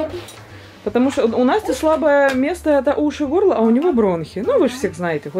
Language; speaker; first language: Russian; native; Russian